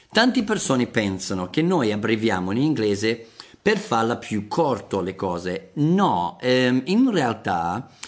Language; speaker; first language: Italian; non-native, fluent; English